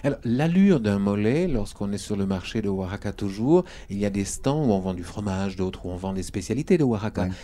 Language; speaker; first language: French; native; French